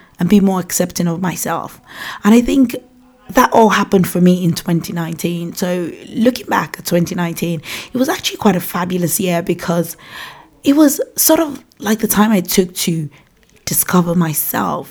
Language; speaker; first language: English; non-native, local second language; Yoruba